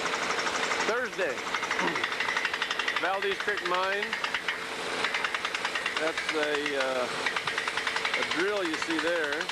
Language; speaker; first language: English; native; English